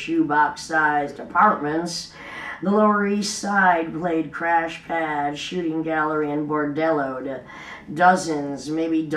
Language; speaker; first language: English; native; English